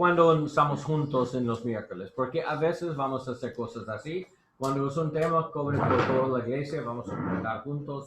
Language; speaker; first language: Spanish; non-native, learner; English